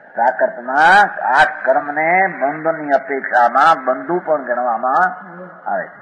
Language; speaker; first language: Hindi; non-native, local second language; Gujarati